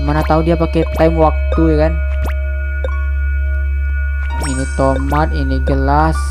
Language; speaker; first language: Indonesian; native; Indonesian